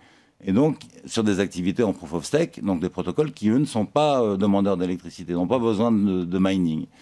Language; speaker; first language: French; native; French